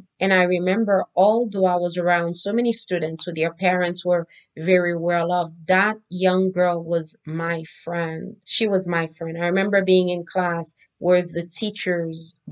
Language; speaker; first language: English; non-native, fluent; Haitian Creole